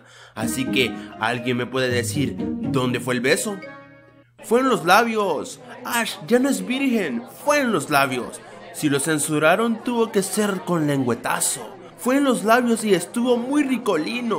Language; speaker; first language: Spanish; native; Spanish